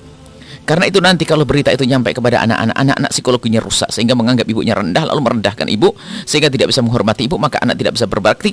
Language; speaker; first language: Indonesian; native; Indonesian